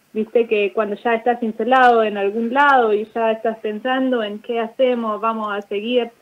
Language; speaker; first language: Spanish; non-native, fluent; German